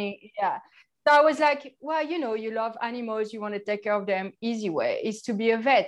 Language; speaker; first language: English; non-native, fluent; French